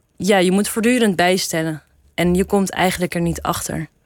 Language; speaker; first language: Dutch; native; Dutch